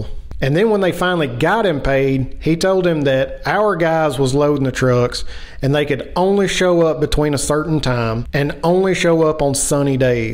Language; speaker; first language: English; native; English